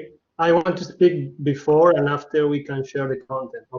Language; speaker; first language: English; non-native, learner; Spanish